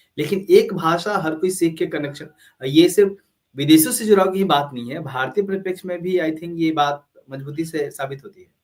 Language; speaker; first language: Hindi; native; Hindi